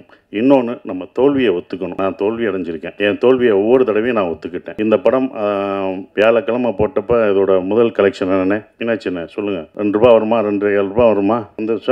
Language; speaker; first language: Tamil; native; Tamil